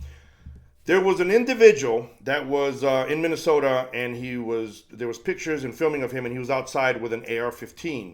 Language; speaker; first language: English; native; English